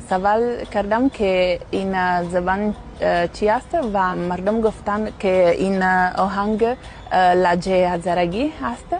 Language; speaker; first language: Persian; non-native, learner; Italian